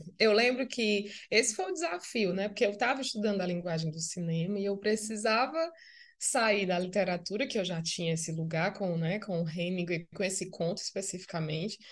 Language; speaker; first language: Portuguese; native; Portuguese